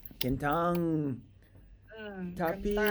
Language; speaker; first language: Indonesian; non-native, learner; English